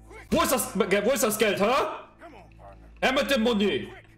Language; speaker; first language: German; native; German